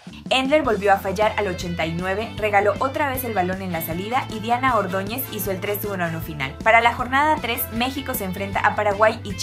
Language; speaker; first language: Spanish; native; Spanish